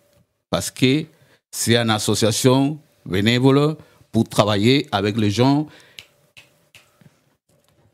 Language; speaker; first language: French; non-native, learner; Spanish